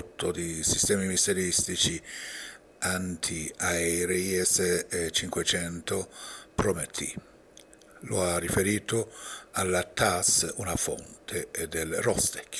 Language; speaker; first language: Italian; non-native, fluent; Persian